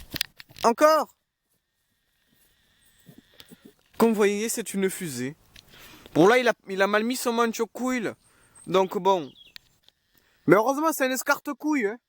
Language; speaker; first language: French; native; French